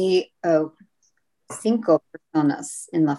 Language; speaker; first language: Spanish; non-native, learner; English